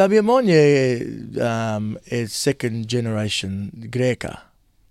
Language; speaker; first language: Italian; early bilingual, heritage; English